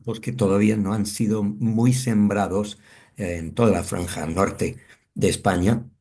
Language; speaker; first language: Spanish; non-native, fluent; English